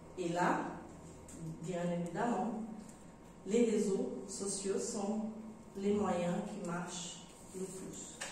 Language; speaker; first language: French; non-native, fluent; Portuguese